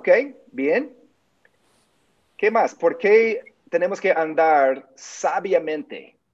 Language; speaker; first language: Spanish; non-native, learner; English